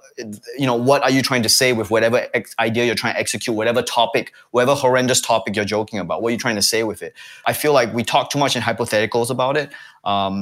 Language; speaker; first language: English; native; English